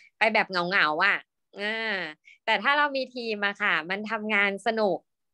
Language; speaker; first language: Thai; native; Thai